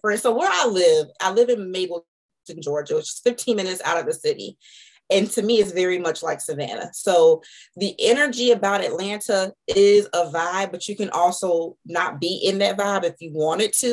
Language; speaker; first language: English; native; English